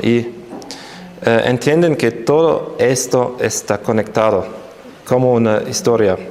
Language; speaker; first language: Spanish; non-native, fluent; German